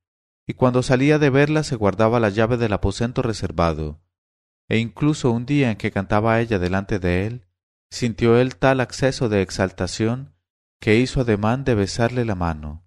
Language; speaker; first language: Spanish; native; Spanish